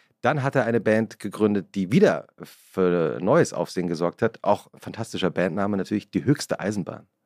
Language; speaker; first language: German; native; German